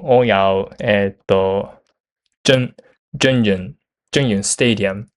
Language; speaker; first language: Cantonese; non-native, learner; Japanese